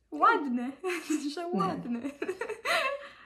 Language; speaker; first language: Polish; early bilingual, heritage; Polish